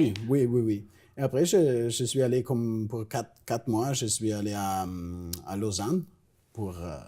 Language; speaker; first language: French; non-native, fluent; Italian